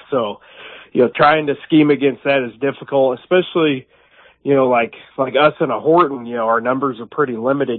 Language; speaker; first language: English; native; English